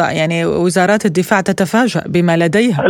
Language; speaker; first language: Arabic; native; Arabic